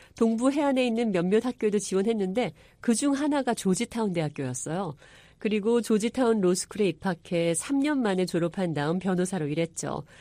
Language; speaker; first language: Korean; early bilingual, heritage; English